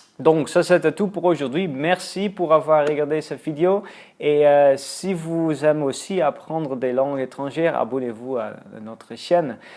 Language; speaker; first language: French; non-native, fluent; Dutch